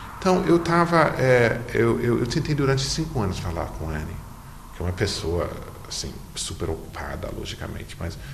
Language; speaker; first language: Portuguese; non-native, fluent; English